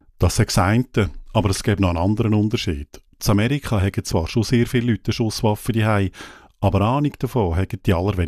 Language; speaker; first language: German; native; German